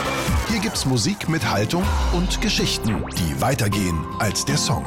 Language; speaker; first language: German; native; German